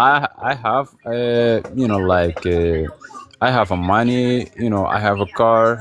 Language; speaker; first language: English; non-native, learner; Arabic